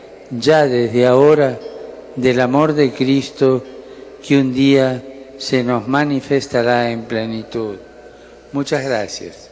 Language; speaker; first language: Spanish; native; Spanish